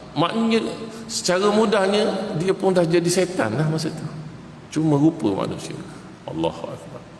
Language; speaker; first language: Malay; native; Malay